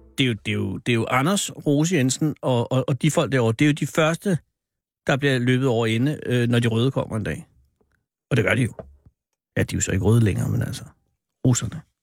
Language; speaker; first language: Danish; native; Danish